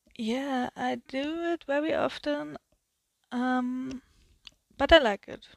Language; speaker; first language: English; non-native, learner; German